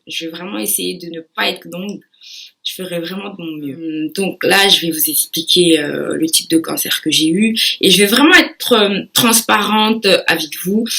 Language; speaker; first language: French; early bilingual, other home language; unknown